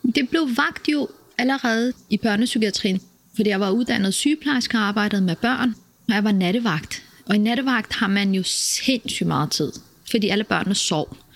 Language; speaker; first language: Danish; early bilingual, other home language; Kurdish